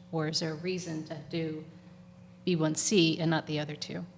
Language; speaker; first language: English; native; English